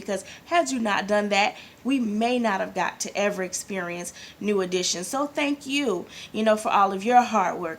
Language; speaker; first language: English; native; English